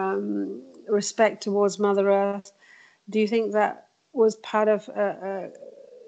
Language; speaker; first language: English; native; English